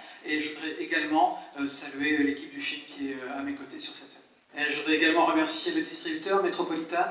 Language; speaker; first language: French; native; French